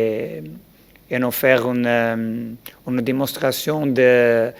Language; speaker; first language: French; non-native, learner; Portuguese